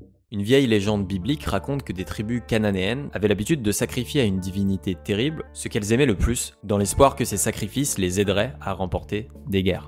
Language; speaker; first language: French; native; French